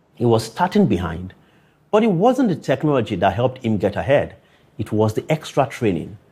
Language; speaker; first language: English; non-native, local second language; Yoruba